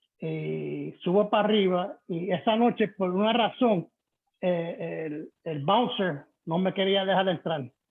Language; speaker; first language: Spanish; early bilingual, heritage; Spanish